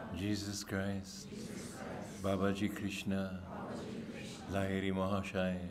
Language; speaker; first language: English; native; English